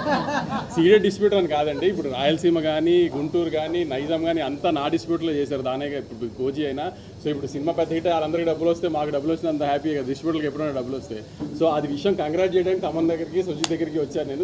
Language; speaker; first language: Telugu; native; Telugu